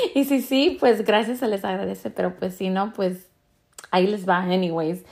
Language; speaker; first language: Spanish; early bilingual, heritage; Spanish